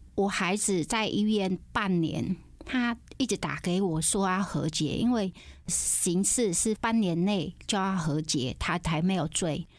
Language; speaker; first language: Chinese; non-native, fluent; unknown